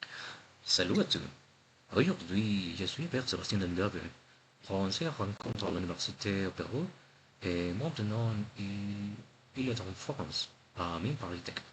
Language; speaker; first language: French; non-native, learner; Spanish